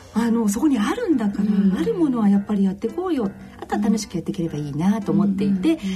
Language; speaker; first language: Japanese; native; Japanese